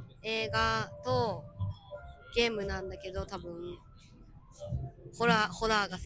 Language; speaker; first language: Japanese; native; Japanese